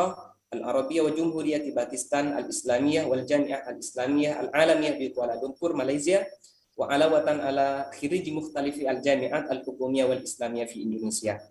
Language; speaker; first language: Arabic; non-native, fluent; Indonesian